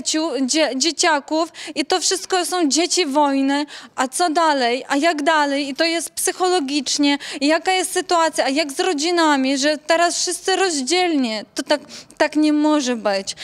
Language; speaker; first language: Polish; non-native, learner; Ukrainian